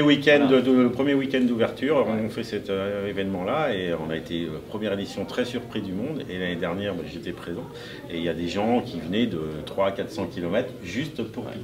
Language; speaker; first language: French; native; French